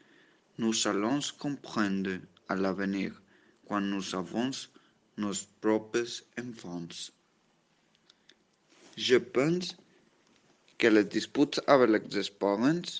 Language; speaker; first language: French; non-native, learner; Spanish